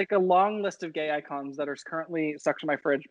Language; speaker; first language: English; native; English